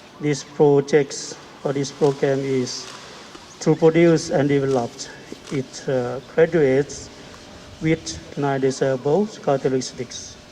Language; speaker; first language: English; non-native, learner; Thai